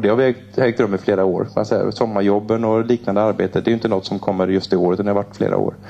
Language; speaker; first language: Swedish; native; Swedish